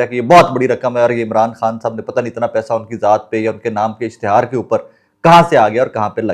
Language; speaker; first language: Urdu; non-native, local second language; Punjabi